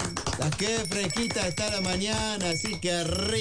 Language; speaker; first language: Spanish; native; Spanish